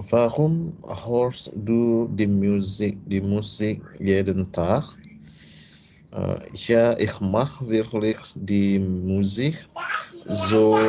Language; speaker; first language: German; non-native, learner; Indonesian